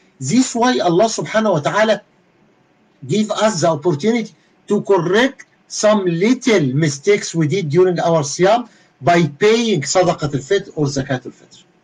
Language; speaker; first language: English; non-native, fluent; Arabic